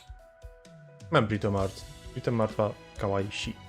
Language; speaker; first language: Japanese; non-native, learner; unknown